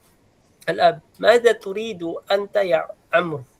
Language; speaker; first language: Arabic; non-native, fluent; Filipino